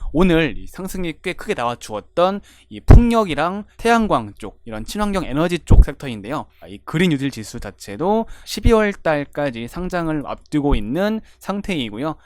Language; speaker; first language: Korean; native; Korean